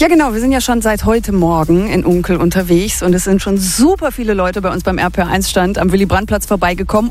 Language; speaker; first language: German; native; German